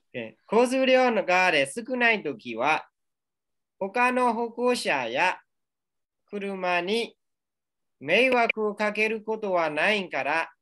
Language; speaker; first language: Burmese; native; Burmese